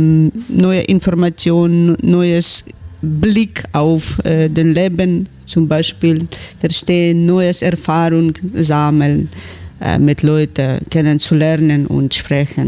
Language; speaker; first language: German; non-native, learner; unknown